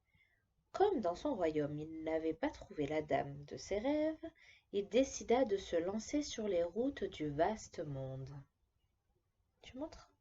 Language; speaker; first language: French; native; French